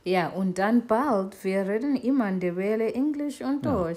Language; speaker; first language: German; non-native, learner; North Ndebele